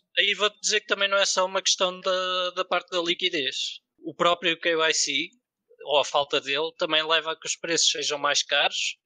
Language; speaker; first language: Portuguese; native; Portuguese